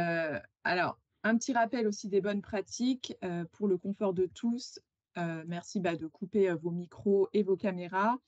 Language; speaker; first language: French; native; French